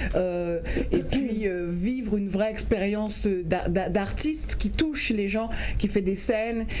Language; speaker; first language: French; native; French